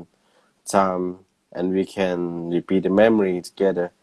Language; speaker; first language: English; non-native, learner; Thai